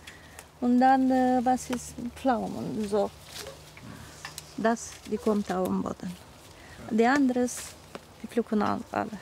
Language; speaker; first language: German; non-native, learner; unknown